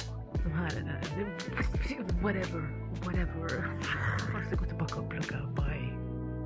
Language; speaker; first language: Swedish; early bilingual, other home language; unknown